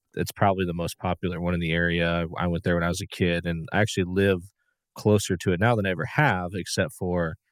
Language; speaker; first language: English; native; English